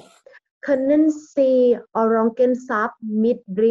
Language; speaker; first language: German; non-native, learner; Thai